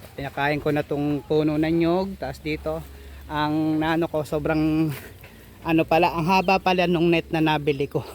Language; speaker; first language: Filipino; native; Filipino